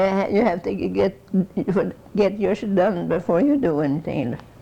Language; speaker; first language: English; non-native, fluent; Swedish